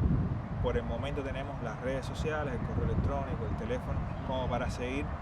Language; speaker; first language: Spanish; native; Spanish